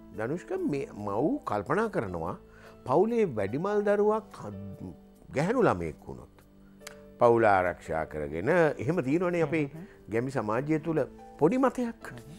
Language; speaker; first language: Sinhala; native; Sinhala